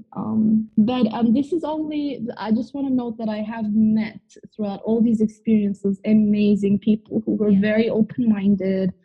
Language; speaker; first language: English; non-native, fluent; Turkish